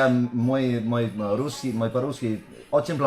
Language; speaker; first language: Russian; non-native, learner; English